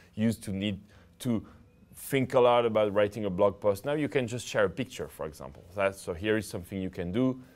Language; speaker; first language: English; non-native, fluent; French